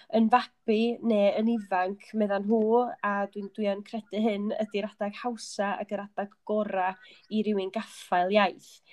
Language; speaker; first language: Welsh; native; Welsh